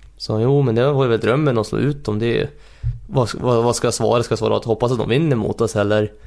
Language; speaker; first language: Swedish; early bilingual, other home language; Hungarian